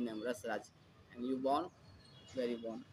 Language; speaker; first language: English; non-native, learner; Hindi